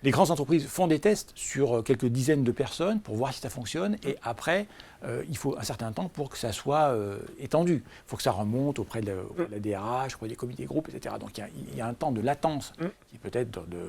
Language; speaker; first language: French; native; French